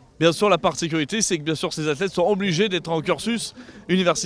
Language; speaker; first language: French; native; French